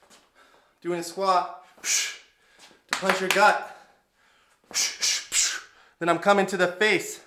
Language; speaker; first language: English; native; English